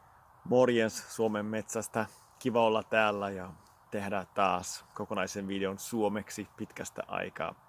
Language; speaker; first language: Finnish; non-native, fluent; Italian